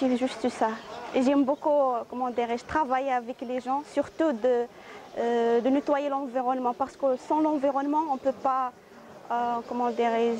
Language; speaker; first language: French; non-native, local second language; Arabic